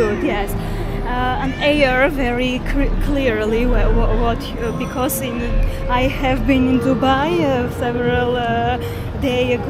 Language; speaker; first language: English; non-native, learner; Armenian